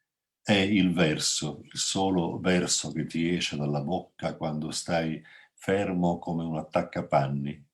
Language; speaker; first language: Italian; native; Italian